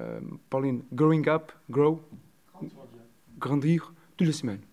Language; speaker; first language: French; non-native, learner; Portuguese